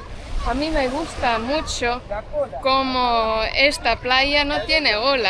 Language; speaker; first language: Spanish; non-native, fluent; Estonian